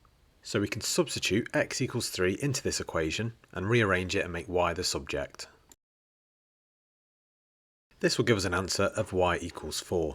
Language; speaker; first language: English; native; English